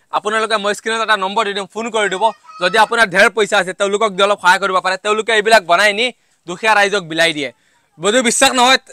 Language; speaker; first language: Assamese; native; Assamese